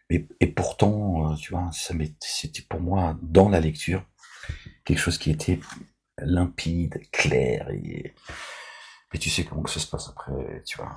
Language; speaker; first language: French; native; French